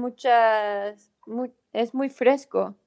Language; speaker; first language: Spanish; non-native, fluent; English